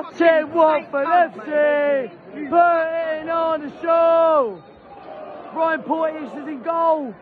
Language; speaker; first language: English; native; English